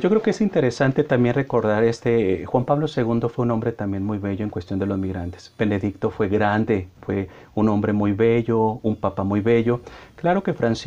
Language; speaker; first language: Spanish; native; Spanish